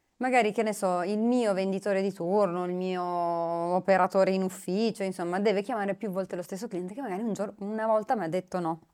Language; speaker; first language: Italian; non-native, fluent; Romanian